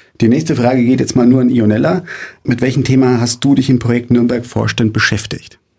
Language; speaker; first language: German; native; German